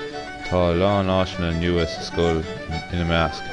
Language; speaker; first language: Irish; non-native, learner; English